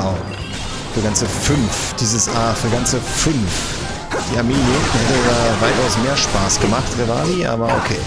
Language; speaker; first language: German; native; German